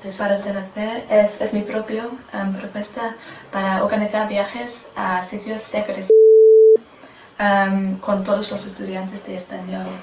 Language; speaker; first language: Spanish; non-native, learner; English